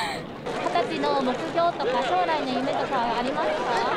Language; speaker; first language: Japanese; native; Japanese